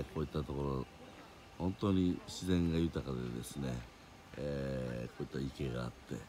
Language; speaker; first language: Japanese; native; Japanese